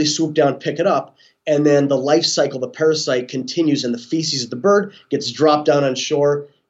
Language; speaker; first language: English; native; English